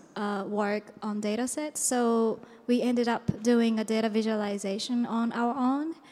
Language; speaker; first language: English; non-native, fluent; Japanese